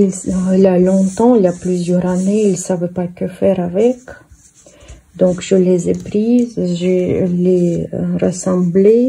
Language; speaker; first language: French; non-native, fluent; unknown